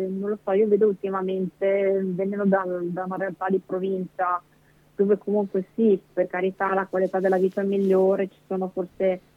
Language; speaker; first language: Italian; native; Italian